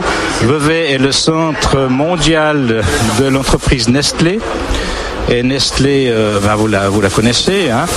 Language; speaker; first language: French; native; French